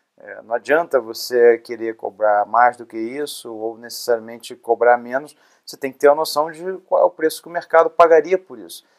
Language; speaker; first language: Portuguese; native; Portuguese